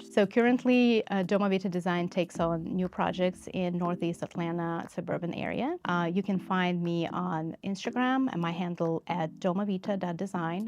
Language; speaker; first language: English; non-native, fluent; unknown